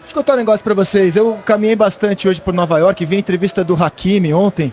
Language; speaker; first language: Portuguese; native; Portuguese